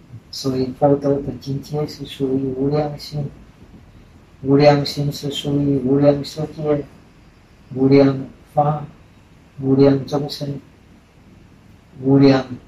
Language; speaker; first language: Chinese; non-native, fluent; Czech